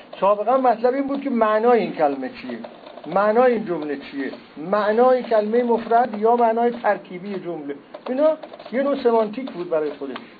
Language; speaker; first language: Persian; non-native, local second language; Azerbaijani